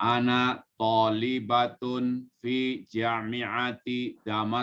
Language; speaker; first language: Arabic; non-native, learner; Indonesian